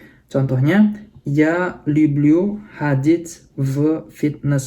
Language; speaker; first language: Russian; non-native, fluent; Indonesian